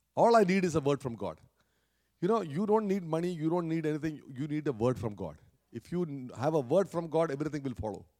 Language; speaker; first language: English; non-native, local second language; Malayalam